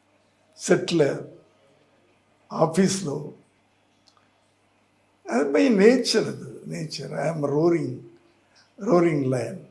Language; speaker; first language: Telugu; non-native, learner; Tamil